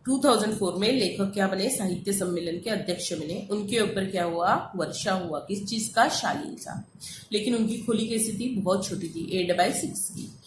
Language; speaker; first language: Hindi; non-native, local second language; Marathi